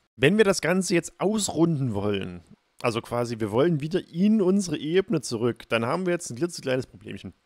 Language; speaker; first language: German; native; German